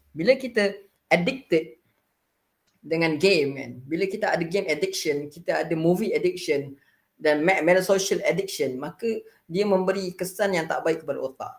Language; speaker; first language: Malay; native; Malay